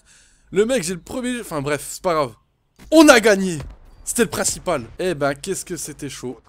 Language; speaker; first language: French; native; French